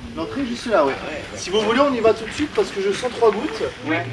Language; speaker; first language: French; native; French